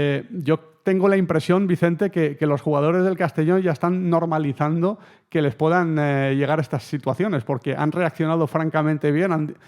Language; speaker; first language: Spanish; native; Spanish